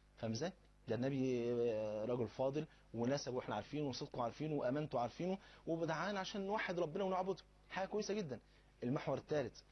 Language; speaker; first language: Egyptian Arabic; native; Egyptian Arabic